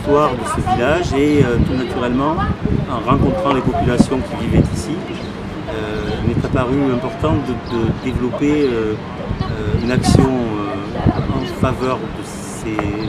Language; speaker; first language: French; native; French